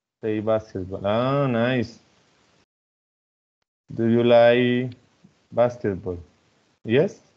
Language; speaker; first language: English; non-native, fluent; Spanish